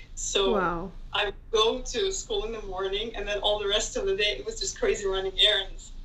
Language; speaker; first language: English; non-native, fluent; Hebrew